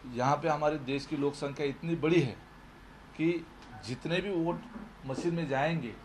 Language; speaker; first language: Hindi; non-native, local second language; Marathi